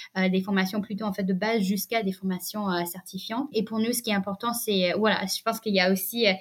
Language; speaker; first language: French; non-native, fluent; English